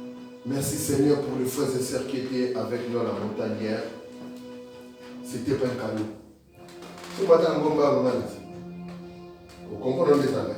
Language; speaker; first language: French; non-native, local second language; Lingala